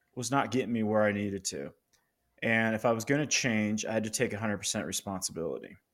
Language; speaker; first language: English; native; English